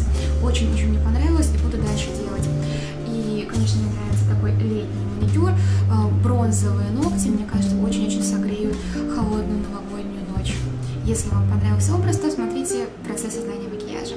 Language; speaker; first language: Russian; native; Russian